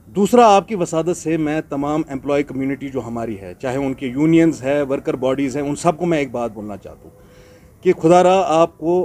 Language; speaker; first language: Hindi; non-native, local second language; Kashmiri